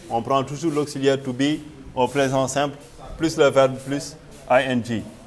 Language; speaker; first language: French; non-native, local second language; Wolof